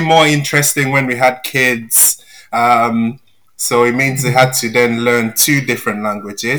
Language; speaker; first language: English; non-native, local second language; Yoruba